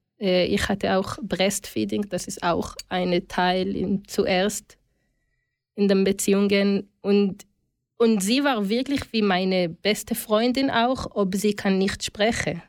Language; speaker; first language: German; non-native, learner; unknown